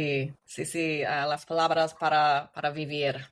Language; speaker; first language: Spanish; non-native, learner; English